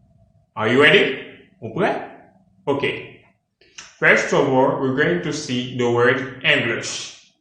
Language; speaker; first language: English; non-native, learner; Haitian Creole